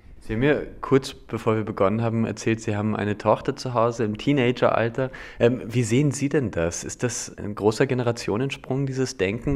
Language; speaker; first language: German; native; German